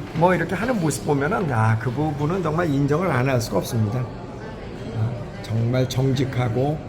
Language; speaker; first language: Korean; native; Korean